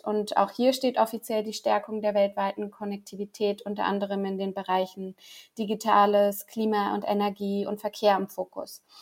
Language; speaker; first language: German; native; German